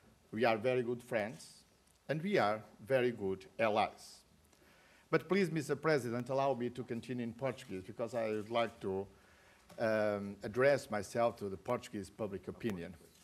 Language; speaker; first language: English; non-native, fluent; Portuguese